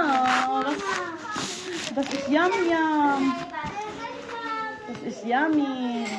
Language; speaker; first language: German; non-native, learner; Filipino